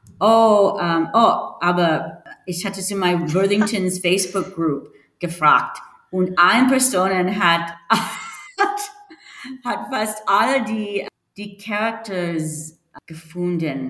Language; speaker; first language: German; non-native, learner; English